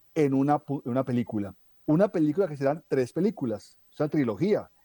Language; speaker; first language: Spanish; native; Spanish